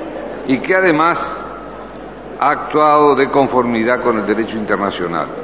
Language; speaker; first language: Spanish; native; Spanish